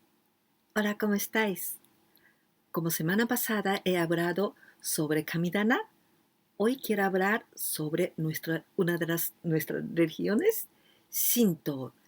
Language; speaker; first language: Spanish; non-native, fluent; Japanese